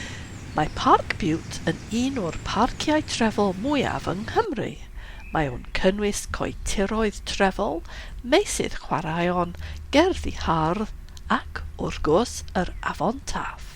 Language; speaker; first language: Welsh; non-native, fluent; English